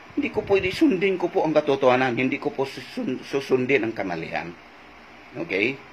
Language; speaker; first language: Filipino; non-native, local second language; Cebuano